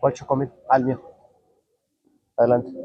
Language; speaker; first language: Spanish; native; Spanish